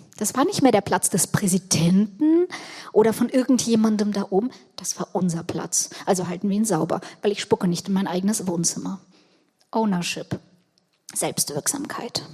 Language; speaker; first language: German; early bilingual, other home language; Russian